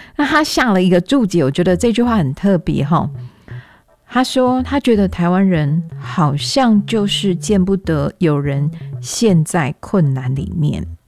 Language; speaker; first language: Chinese; native; Chinese